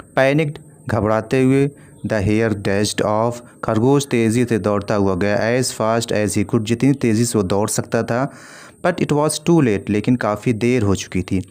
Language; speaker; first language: Hindi; native; Hindi